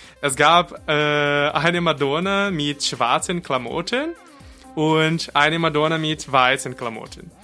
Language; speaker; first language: German; non-native, fluent; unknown